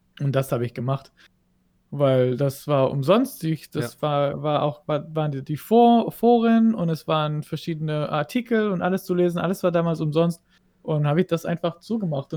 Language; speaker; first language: German; non-native, fluent; Hebrew